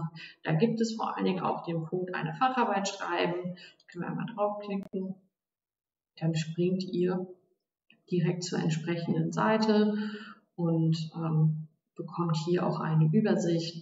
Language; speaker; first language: German; native; German